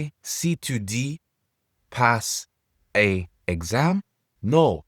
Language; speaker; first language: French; non-native, fluent; English